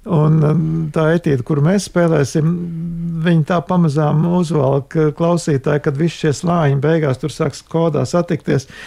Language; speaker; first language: Latvian; native; Latvian